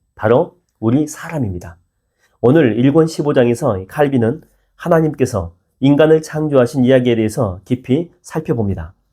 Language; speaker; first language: Korean; native; Korean